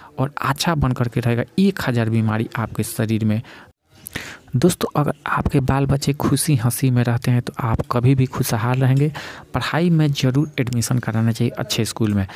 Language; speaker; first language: Hindi; native; Hindi